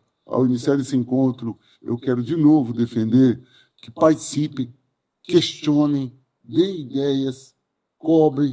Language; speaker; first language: Portuguese; native; Portuguese